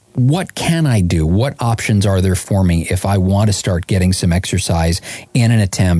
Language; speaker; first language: English; native; English